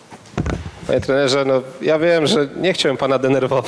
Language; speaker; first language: Polish; native; Polish